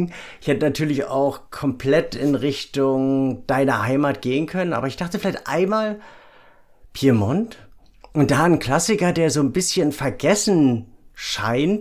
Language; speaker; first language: German; native; German